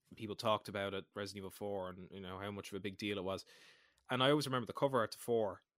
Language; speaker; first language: English; native; English